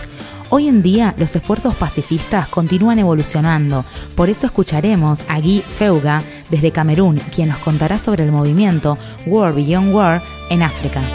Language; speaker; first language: Spanish; native; Spanish